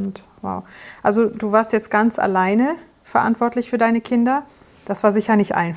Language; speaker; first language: German; native; German